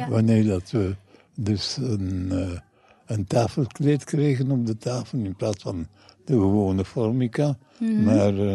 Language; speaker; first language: Dutch; non-native, fluent; English